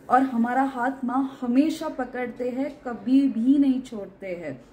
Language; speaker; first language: Hindi; non-native, local second language; Marathi